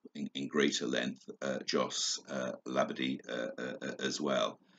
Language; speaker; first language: English; native; English